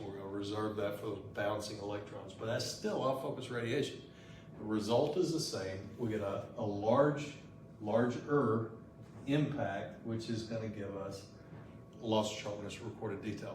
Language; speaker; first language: English; native; English